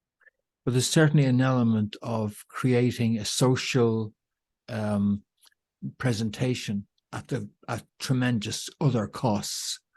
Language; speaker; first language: English; native; English